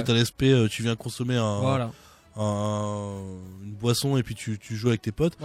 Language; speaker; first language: French; native; French